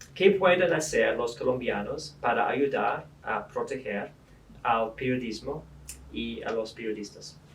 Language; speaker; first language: Spanish; non-native, fluent; English